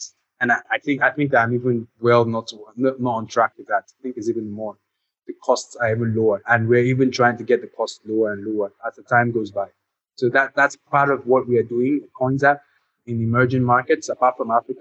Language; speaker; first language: English; non-native, local second language; Yoruba